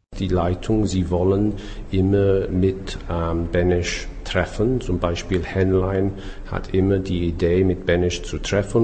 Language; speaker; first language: German; non-native, learner; English